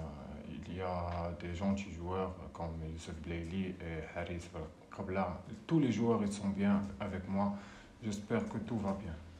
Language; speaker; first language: French; non-native, learner; Arabic